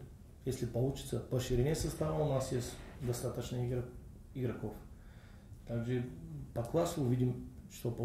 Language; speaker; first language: Russian; non-native, learner; Bulgarian